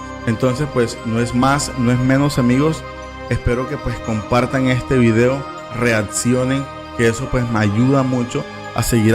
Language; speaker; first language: Spanish; native; Spanish